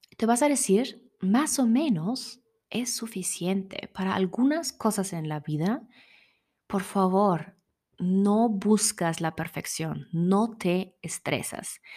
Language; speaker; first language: Spanish; non-native, fluent; German